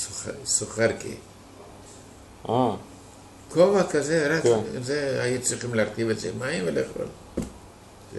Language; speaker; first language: Hebrew; non-native, fluent; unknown